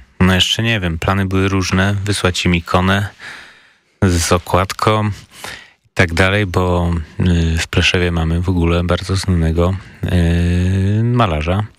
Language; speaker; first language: Polish; native; Polish